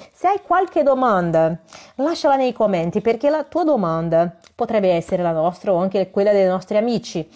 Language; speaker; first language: Italian; non-native, fluent; Portuguese